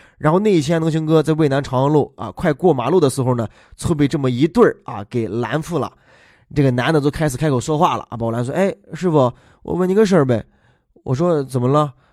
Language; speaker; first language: Chinese; native; Chinese